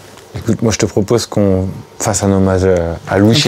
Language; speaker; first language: French; native; French